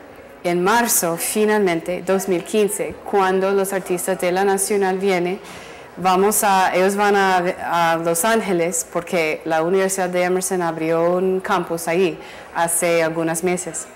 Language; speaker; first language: Spanish; non-native, fluent; English